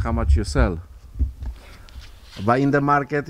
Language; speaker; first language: English; non-native, fluent; Polish